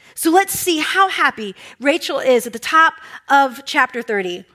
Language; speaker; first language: English; native; English